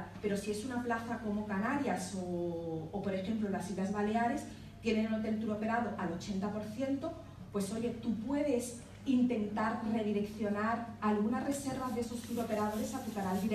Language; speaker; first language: Spanish; native; Spanish